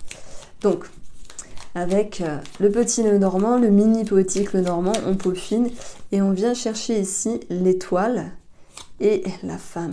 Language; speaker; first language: French; native; French